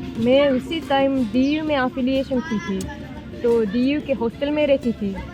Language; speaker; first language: Hindi; non-native, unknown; Japanese